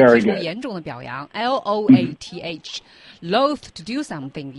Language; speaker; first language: Chinese; native; Chinese